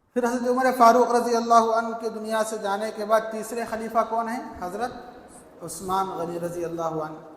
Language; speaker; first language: Urdu; native; Urdu